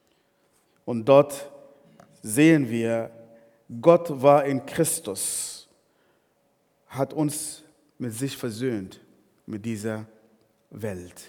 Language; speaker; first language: German; non-native, fluent; Arabic